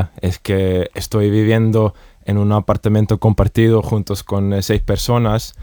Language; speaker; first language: Spanish; non-native, fluent; Estonian